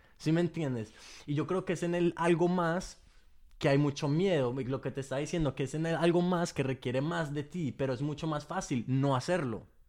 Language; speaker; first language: Spanish; early bilingual, heritage; Spanish